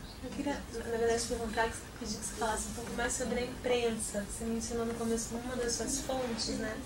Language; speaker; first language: Portuguese; native; Portuguese